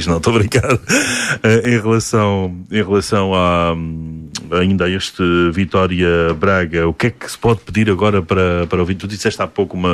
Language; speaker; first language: Portuguese; native; Portuguese